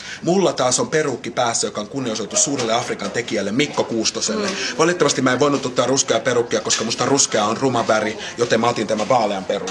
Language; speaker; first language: Finnish; native; Finnish